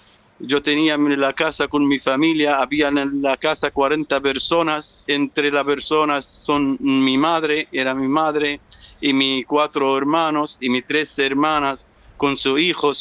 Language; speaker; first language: Spanish; non-native, learner; Arabic